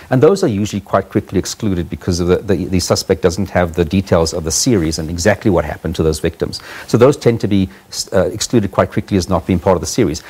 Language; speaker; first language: English; native; English